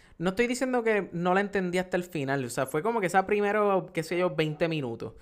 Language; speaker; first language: Spanish; native; Spanish